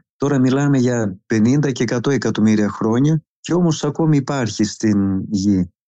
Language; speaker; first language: Greek; native; Greek